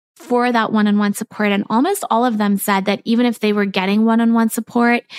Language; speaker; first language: English; native; English